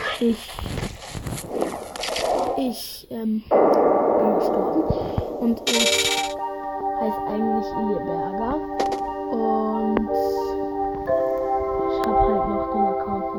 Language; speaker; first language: German; early bilingual, other home language; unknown